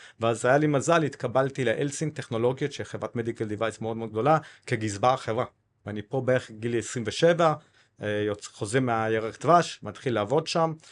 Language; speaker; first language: Hebrew; non-native, fluent; English